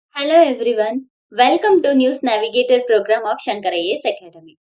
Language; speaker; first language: English; non-native, local second language; Kannada